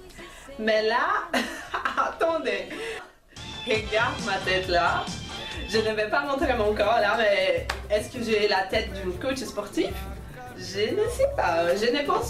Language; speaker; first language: French; non-native, fluent; Portuguese